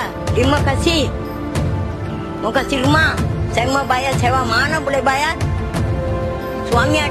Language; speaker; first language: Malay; non-native, local second language; Tamil